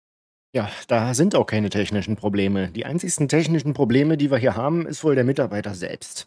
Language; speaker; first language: German; native; German